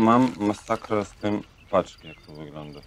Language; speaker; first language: Polish; non-native, learner; Russian